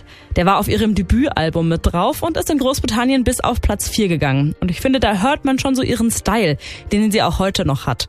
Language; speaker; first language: German; native; German